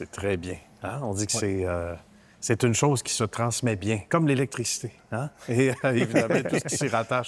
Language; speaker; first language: French; native; French